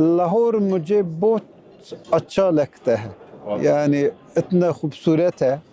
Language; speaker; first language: Urdu; non-native, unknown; Turkish